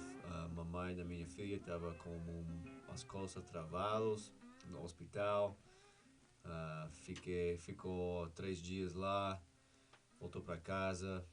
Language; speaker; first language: Portuguese; non-native, fluent; English